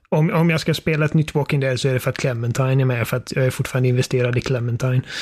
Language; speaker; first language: Swedish; native; Swedish